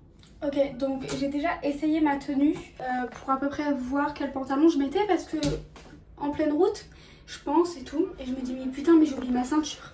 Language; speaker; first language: French; native; French